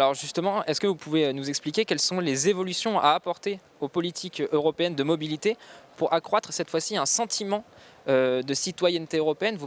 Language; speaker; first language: French; native; French